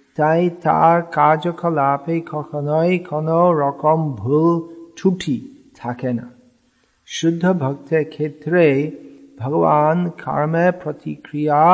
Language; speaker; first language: Bangla; non-native, fluent; English